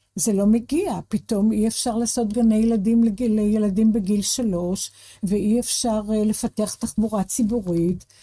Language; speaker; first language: Hebrew; native; Hebrew